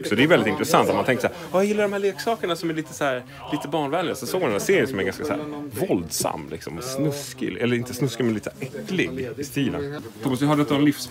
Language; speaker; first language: Swedish; native; Swedish